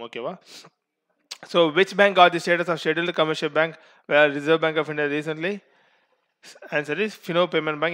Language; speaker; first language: English; non-native, local second language; Tamil